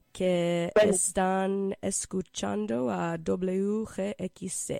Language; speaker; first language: Spanish; non-native, learner; English